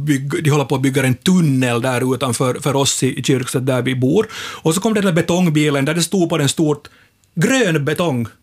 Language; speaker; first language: Swedish; native; Swedish